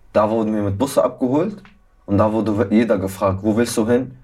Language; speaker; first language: German; early bilingual, other home language; Arabic